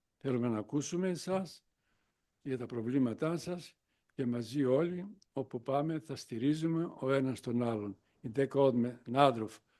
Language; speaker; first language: Greek; non-native, local second language; Macedonian